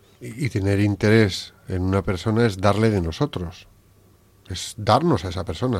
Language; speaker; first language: Spanish; native; Spanish